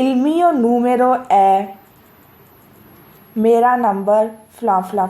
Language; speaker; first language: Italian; non-native, fluent; Urdu